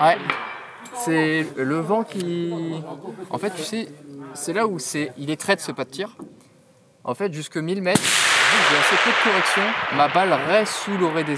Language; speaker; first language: French; native; French